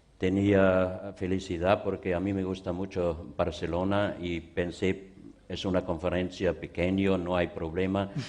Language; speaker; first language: Spanish; non-native, learner; German